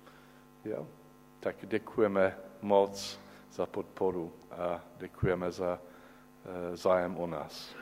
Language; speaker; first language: Czech; non-native, learner; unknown